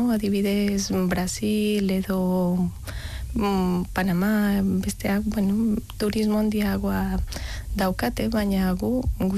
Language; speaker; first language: Basque; non-native, learner; Spanish